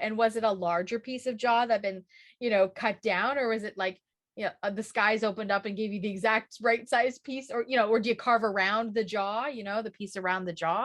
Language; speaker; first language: English; native; English